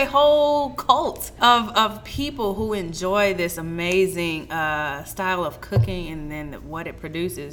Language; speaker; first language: English; native; English